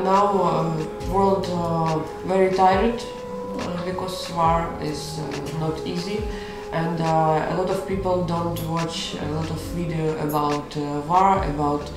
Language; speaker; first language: English; non-native, learner; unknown